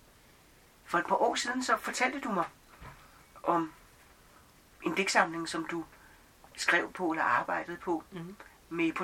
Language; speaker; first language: Danish; native; Danish